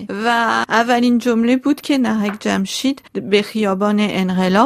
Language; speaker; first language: Persian; non-native, local second language; Armenian